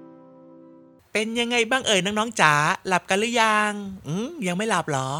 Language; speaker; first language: Thai; native; Thai